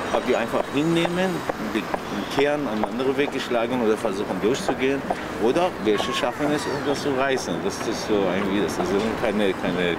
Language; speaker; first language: German; non-native, fluent; Persian